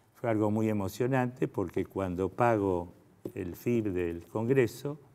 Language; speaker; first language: Spanish; native; Spanish